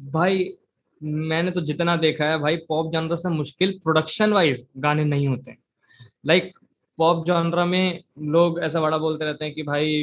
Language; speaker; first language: Hindi; native; Hindi